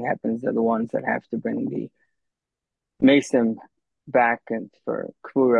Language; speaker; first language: English; native; English